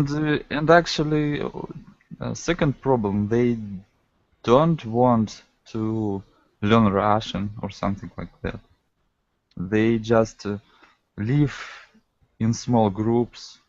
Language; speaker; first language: English; non-native, learner; Russian